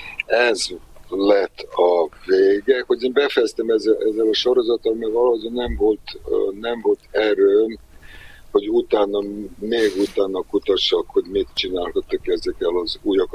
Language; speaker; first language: Hungarian; non-native, fluent; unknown